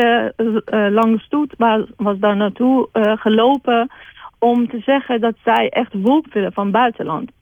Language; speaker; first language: Dutch; non-native, fluent; Persian